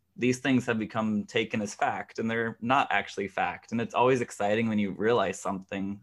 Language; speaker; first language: English; native; English